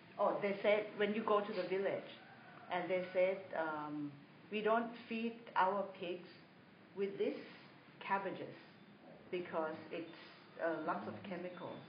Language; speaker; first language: English; non-native, fluent; Thai